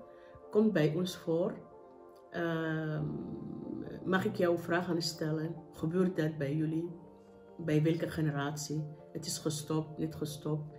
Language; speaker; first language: Dutch; non-native, learner; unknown